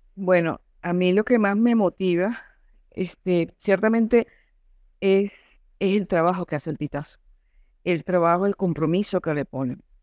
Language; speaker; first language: Spanish; native; Spanish